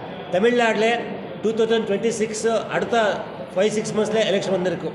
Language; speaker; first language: Tamil; non-native, learner; Kannada